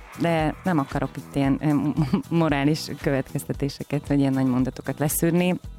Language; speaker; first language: Hungarian; native; Hungarian